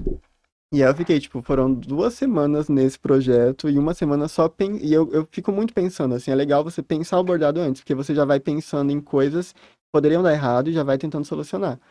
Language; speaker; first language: Portuguese; native; Portuguese